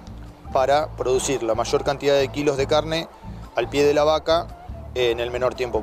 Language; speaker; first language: Spanish; native; Spanish